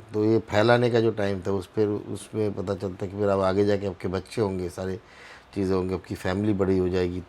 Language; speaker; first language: Hindi; non-native, local second language; Bangla